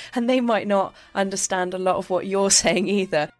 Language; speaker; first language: English; native; English